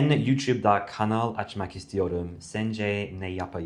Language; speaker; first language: Turkish; non-native, learner; English